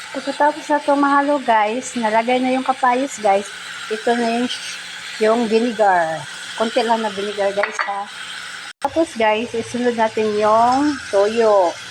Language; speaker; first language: Filipino; non-native, local second language; Cebuano